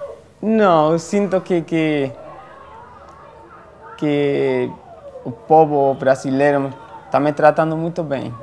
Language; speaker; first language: Portuguese; non-native, fluent; Spanish